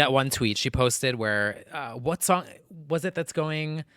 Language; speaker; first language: English; native; English